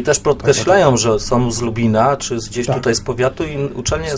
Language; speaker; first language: Polish; native; Polish